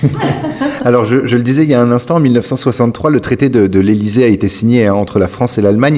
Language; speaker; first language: French; native; French